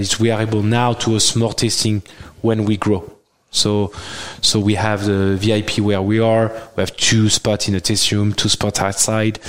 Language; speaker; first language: English; non-native, fluent; French